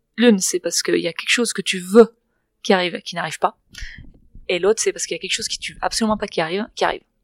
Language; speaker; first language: French; non-native, fluent; Catalan